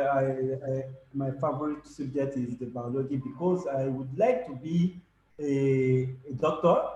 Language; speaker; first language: English; non-native, learner; French